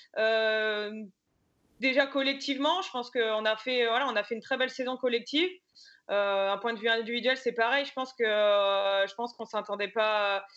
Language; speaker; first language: French; native; French